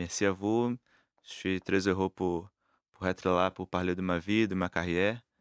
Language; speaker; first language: French; non-native, learner; Portuguese